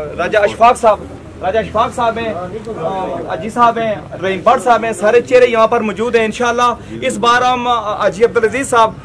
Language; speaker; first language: Urdu; non-native, local second language; Pahari-Potwari